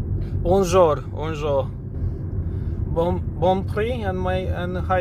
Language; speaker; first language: French; non-native, learner; Polish